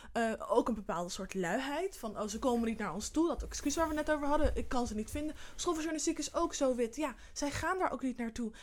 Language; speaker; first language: Dutch; early bilingual, other home language; Somali